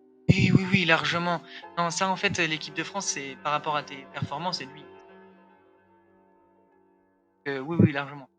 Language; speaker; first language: French; native; French